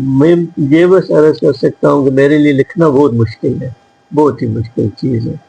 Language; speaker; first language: Urdu; non-native, local second language; Sindhi